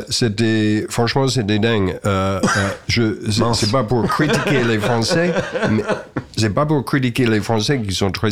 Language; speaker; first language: French; non-native, fluent; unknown